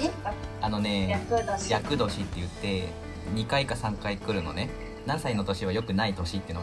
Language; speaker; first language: Japanese; native; Japanese